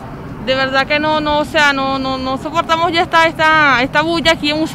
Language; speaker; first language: Spanish; native; Spanish